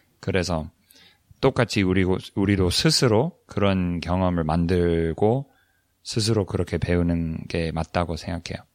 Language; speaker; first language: Korean; non-native, fluent; English